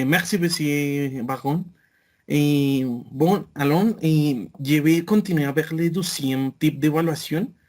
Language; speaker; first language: French; non-native, learner; Spanish